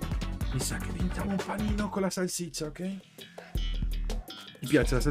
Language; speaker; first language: Italian; native; Italian